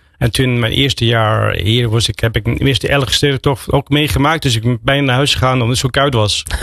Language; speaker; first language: Dutch; non-native, fluent; English